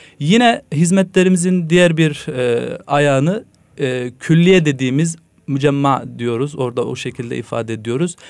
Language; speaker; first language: Turkish; native; Turkish